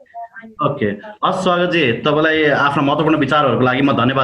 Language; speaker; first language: Nepali; native; Nepali